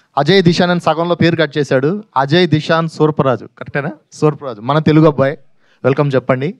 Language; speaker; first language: Telugu; native; Telugu